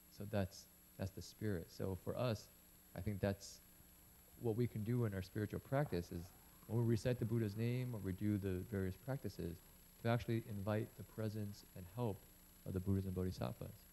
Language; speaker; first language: English; early bilingual, other home language; Chinese